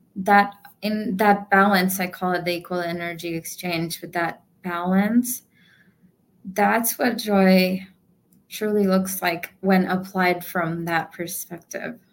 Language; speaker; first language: English; non-native, local second language; Gujarati